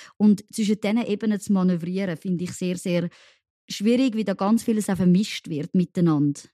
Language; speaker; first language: German; early bilingual, other home language; French